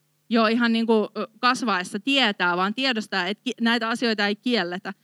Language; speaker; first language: Finnish; native; Finnish